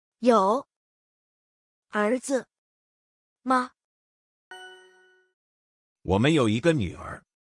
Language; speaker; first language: Chinese; non-native, learner; Korean